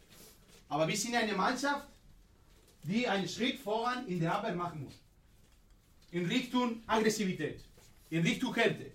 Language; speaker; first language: German; non-native, fluent; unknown